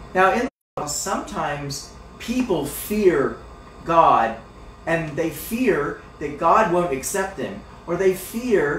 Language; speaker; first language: English; native; English